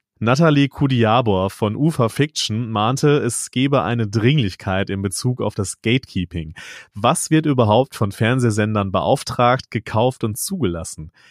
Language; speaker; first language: German; native; German